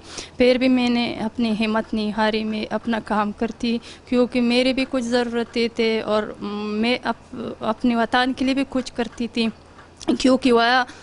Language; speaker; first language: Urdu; non-native, learner; Pashto